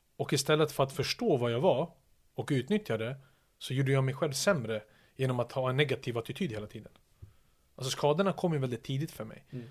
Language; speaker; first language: Swedish; early bilingual, other home language; Serbian